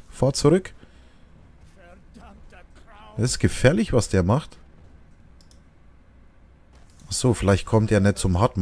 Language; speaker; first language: German; native; German